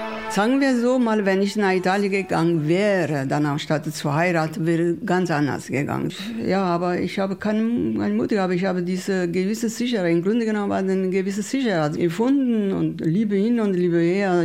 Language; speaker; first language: German; non-native, fluent; Italian